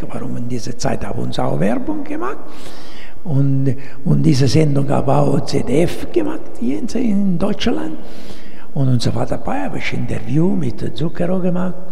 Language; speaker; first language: German; non-native, learner; Italian